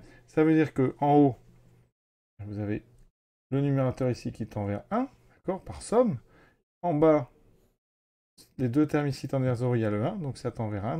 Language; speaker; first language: French; native; French